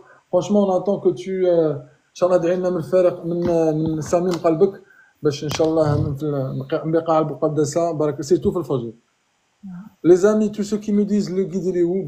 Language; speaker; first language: French; native; French